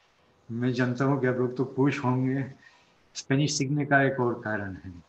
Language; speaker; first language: Hindi; non-native, fluent; Spanish